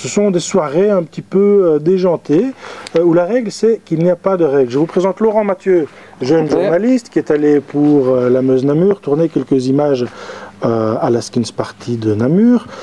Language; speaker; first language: French; native; French